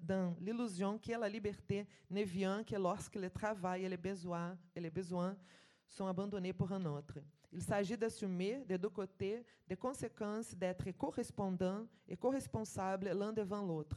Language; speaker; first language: French; non-native, fluent; Portuguese